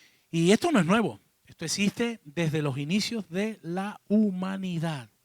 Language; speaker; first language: Spanish; native; Spanish